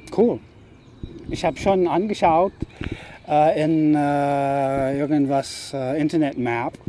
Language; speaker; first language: German; non-native, fluent; English